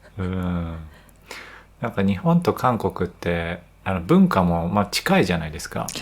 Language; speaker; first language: Japanese; native; Japanese